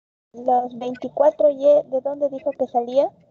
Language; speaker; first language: Spanish; native; Spanish